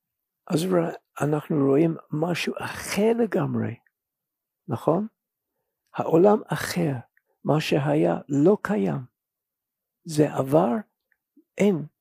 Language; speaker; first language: Hebrew; non-native, fluent; English